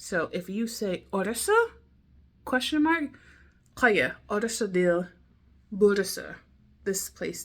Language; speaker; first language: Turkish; non-native, learner; English